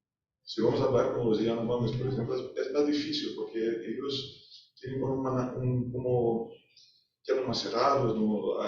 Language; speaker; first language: Spanish; non-native, fluent; Portuguese